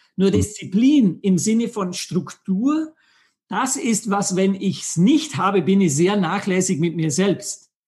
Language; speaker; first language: German; native; German